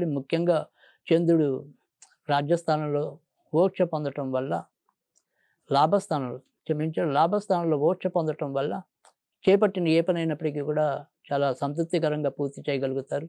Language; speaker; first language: Telugu; native; Telugu